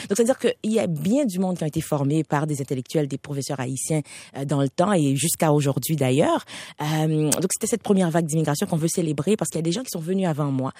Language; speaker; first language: French; non-native, local second language; Haitian Creole